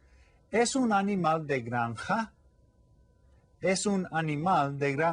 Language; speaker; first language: Spanish; non-native, fluent; English